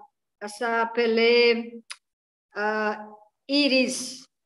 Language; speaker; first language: French; non-native, learner; Portuguese